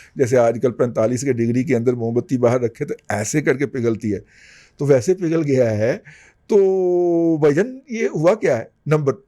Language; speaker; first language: Urdu; non-native, local second language; Punjabi